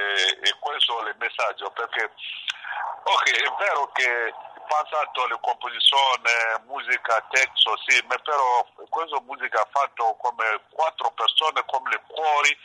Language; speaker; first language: Italian; non-native, learner; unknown